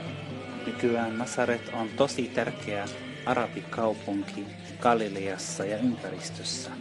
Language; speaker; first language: Finnish; non-native, fluent; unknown